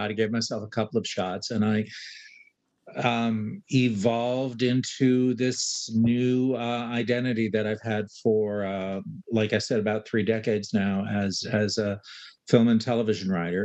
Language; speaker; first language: English; native; English